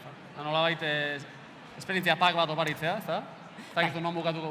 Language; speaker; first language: Basque; native; Basque